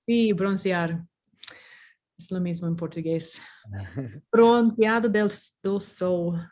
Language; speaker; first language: Spanish; non-native, fluent; English